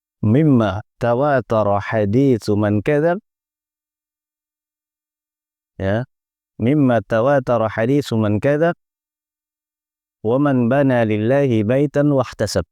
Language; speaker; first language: Arabic; non-native, fluent; Indonesian